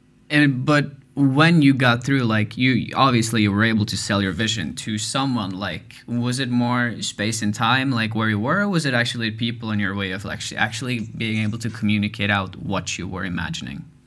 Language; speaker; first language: English; non-native, fluent; Norwegian